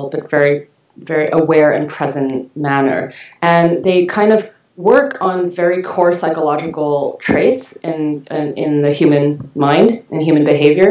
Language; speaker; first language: English; non-native, local second language; Cantonese